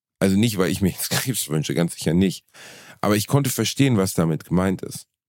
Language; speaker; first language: German; native; German